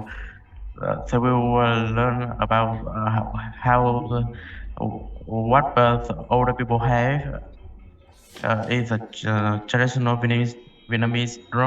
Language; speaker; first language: English; non-native, learner; Vietnamese